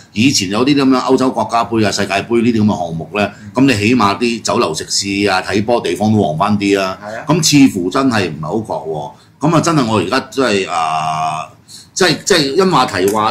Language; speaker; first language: Cantonese; native; Cantonese